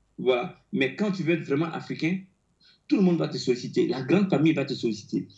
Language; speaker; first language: French; non-native, local second language; Akan